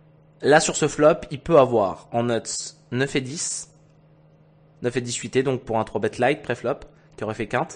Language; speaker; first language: French; native; French